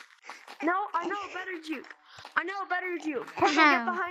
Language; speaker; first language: English; native; English